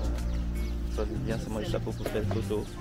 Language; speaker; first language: French; non-native, fluent; Vietnamese